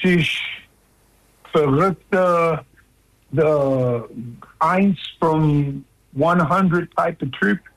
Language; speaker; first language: German; non-native, learner; English